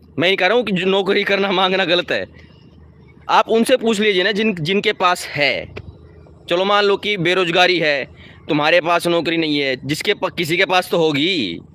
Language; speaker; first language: Hindi; native; Hindi